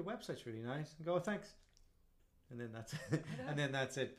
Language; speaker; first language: English; native; English